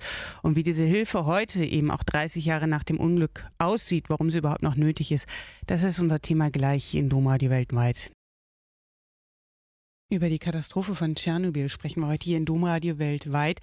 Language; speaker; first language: German; native; German